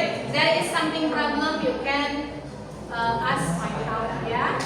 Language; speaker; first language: English; non-native, learner; Indonesian